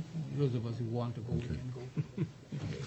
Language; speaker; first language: English; native; English